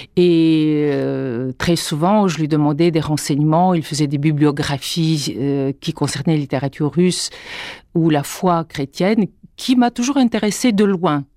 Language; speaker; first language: French; non-native, fluent; Bulgarian